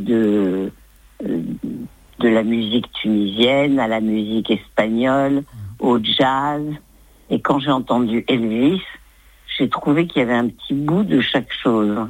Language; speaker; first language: French; native; French